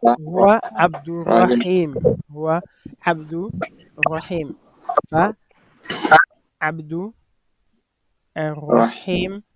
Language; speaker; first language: Arabic; non-native, fluent; French